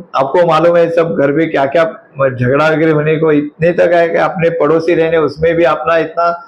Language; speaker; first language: Hindi; non-native, local second language; Marathi